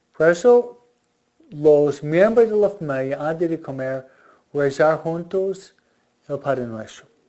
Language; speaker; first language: Spanish; non-native, fluent; English